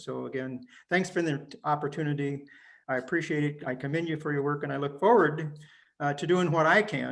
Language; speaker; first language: English; native; English